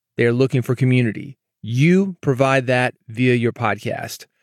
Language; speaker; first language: English; native; English